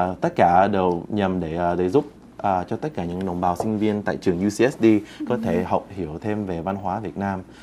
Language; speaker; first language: Vietnamese; early bilingual, heritage; Vietnamese